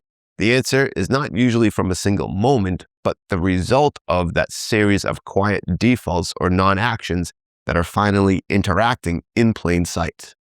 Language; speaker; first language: English; native; English